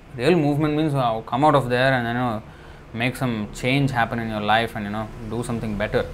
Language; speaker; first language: English; non-native, local second language; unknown